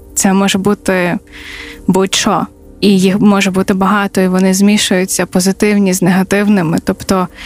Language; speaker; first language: Ukrainian; native; Ukrainian